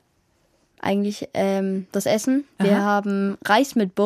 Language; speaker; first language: German; early bilingual, other home language; Kurdish